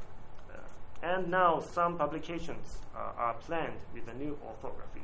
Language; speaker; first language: English; non-native, learner; Japanese